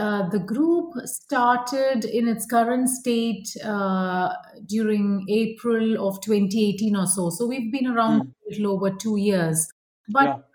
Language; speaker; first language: English; non-native, local second language; Malayalam